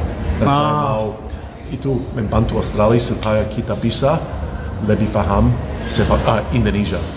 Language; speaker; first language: Indonesian; non-native, fluent; English